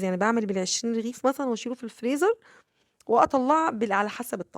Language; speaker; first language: Arabic; native; Arabic